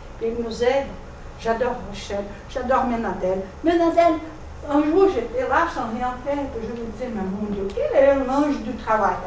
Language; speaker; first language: French; non-native, fluent; Portuguese